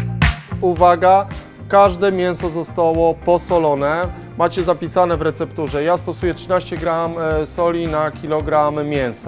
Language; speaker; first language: Polish; native; Polish